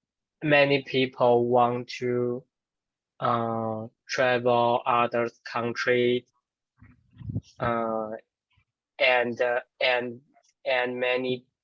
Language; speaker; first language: English; non-native, learner; Chinese